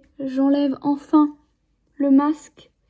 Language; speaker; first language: French; native; French